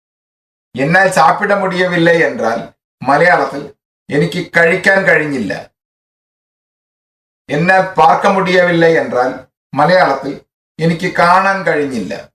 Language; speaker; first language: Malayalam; non-native, fluent; Tamil